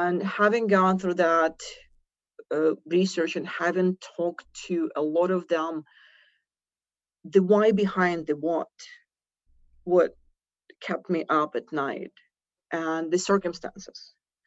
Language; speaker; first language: English; non-native, fluent; Russian